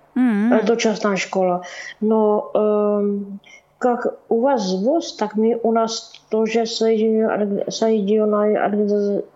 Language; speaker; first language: Russian; non-native, learner; Czech